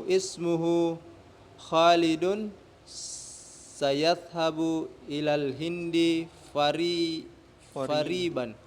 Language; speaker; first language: Arabic; non-native, learner; Indonesian